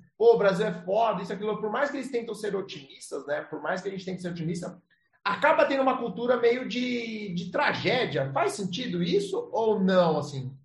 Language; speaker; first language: Portuguese; native; Portuguese